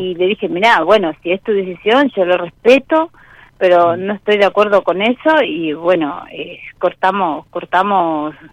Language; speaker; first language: Spanish; native; Spanish